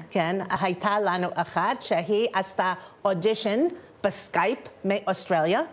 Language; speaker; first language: Hebrew; non-native, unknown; English